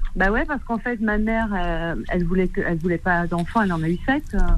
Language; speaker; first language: French; native; French